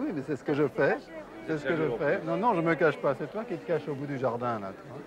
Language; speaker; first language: French; native; French